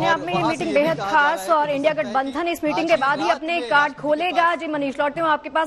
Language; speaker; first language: Hindi; native; Hindi